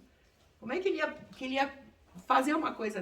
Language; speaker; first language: Portuguese; native; Portuguese